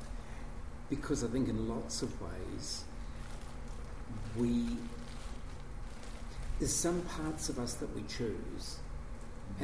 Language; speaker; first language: English; native; English